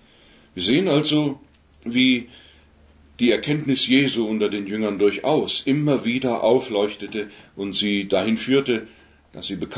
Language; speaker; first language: German; native; German